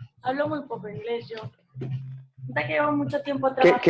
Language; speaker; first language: Spanish; native; Spanish